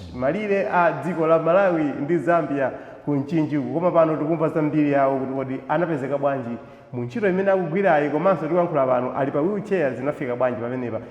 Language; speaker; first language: Nyanja; native; Nyanja